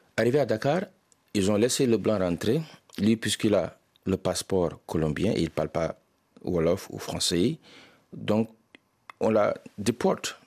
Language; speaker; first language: French; non-native, local second language; Wolof